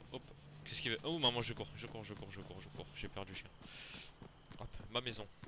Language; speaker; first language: French; native; French